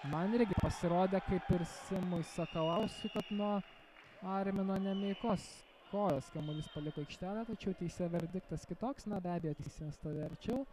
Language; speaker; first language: Lithuanian; native; Lithuanian